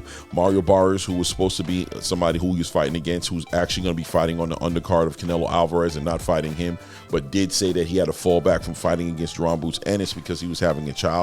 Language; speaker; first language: English; native; English